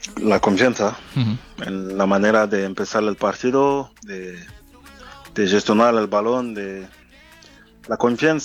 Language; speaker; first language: Spanish; non-native, fluent; French